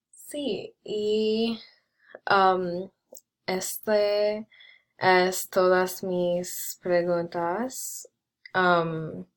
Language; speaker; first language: Spanish; non-native, learner; English